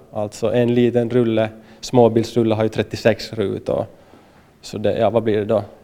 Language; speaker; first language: Swedish; native; Swedish